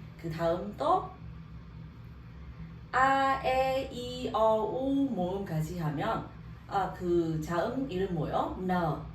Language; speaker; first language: Korean; non-native, learner; Vietnamese